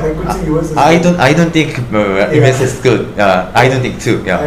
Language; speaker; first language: English; non-native, learner; Korean